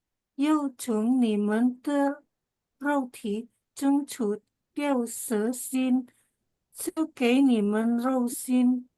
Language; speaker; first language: Chinese; non-native, learner; Indonesian